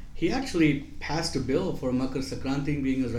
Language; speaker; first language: English; non-native, local second language; Gujarati